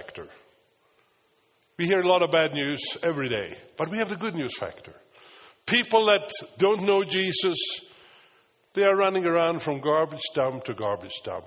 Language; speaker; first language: English; non-native, fluent; Swedish